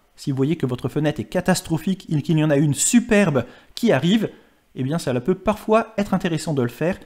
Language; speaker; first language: French; native; French